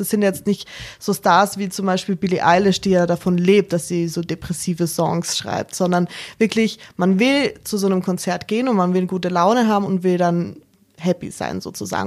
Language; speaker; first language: German; native; German